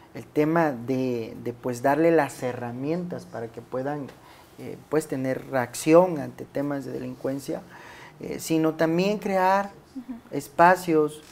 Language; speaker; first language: Spanish; native; Spanish